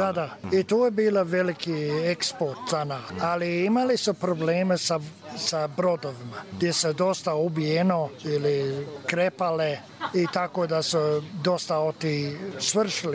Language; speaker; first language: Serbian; early bilingual, heritage; Serbian